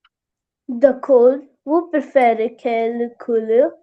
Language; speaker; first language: French; non-native, learner; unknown